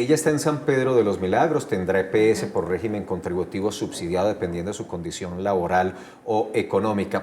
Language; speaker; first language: Spanish; native; Spanish